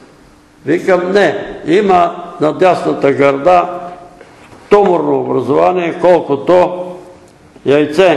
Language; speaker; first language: Bulgarian; native; Bulgarian